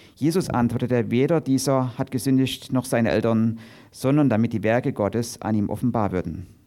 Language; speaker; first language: German; native; German